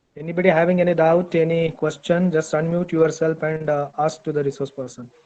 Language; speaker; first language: English; non-native, local second language; Marathi